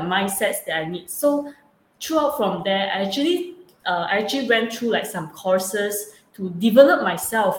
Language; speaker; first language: English; non-native, local second language; Chinese